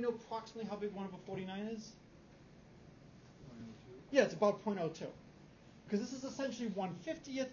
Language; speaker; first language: English; native; English